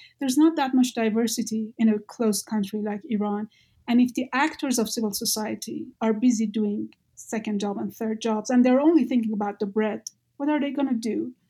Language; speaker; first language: English; non-native, fluent; Persian